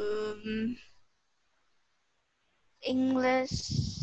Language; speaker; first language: English; non-native, learner; Vietnamese